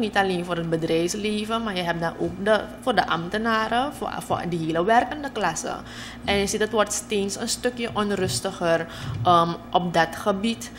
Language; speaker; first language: Dutch; native; Dutch